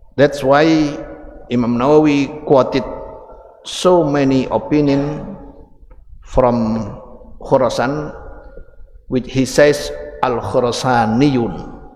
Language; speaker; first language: English; non-native, fluent; Indonesian